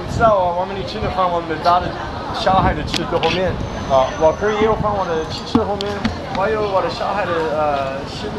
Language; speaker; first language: Chinese; non-native, learner; English